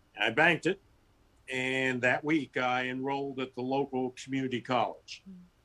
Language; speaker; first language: English; native; English